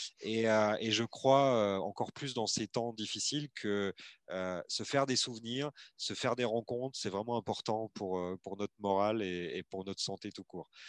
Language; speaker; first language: French; native; French